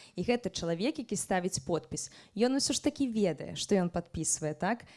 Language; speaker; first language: Belarusian; native; Belarusian